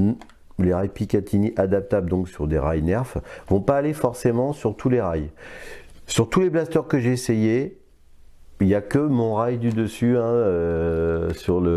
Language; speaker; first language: French; native; French